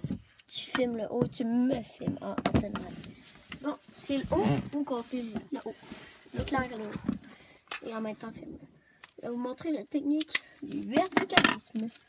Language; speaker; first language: French; native; French